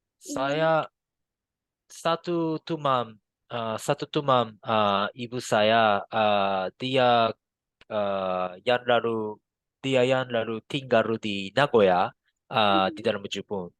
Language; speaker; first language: Indonesian; non-native, learner; Japanese